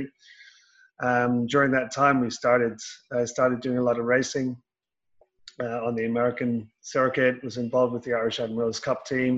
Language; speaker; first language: English; native; English